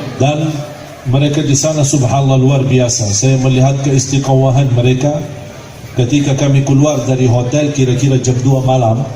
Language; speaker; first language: Malay; non-native, fluent; Arabic